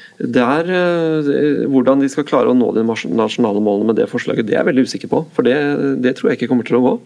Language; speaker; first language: Norwegian; native; Norwegian